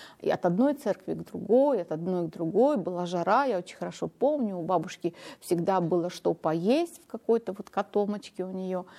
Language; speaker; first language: Russian; non-native, local second language; Armenian